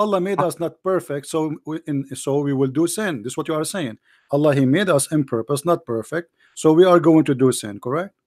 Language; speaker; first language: English; non-native, fluent; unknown